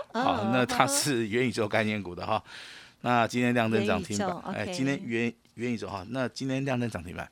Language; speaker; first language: Chinese; native; Chinese